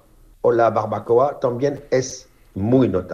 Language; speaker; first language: Spanish; non-native, fluent; French